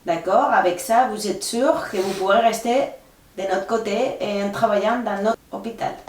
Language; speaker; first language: French; non-native, fluent; Spanish